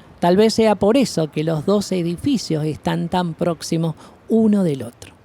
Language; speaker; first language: Spanish; native; Spanish